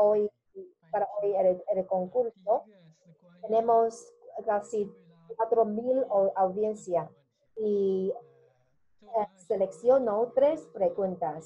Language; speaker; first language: Spanish; non-native, learner; Chinese